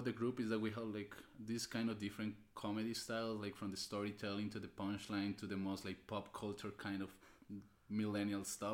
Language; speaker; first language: English; non-native, fluent; Spanish